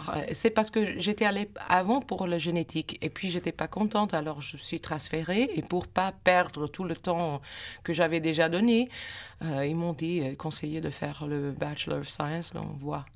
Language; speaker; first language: French; non-native, fluent; English